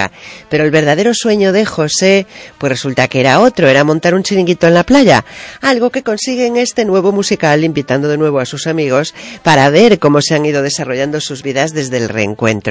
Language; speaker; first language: Spanish; native; Spanish